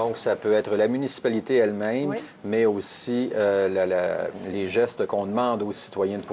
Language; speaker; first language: French; native; French